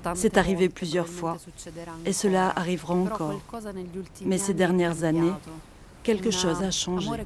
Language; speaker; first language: French; non-native, fluent; Italian